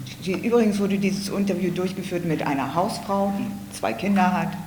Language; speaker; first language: German; native; German